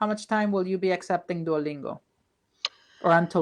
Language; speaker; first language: English; non-native, fluent; Spanish